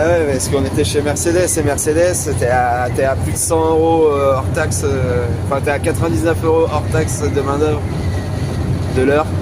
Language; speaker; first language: French; native; French